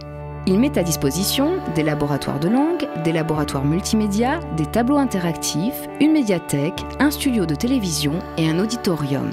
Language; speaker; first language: French; native; French